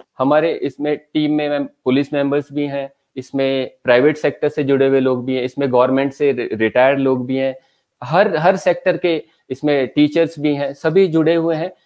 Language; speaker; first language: Hindi; native; Hindi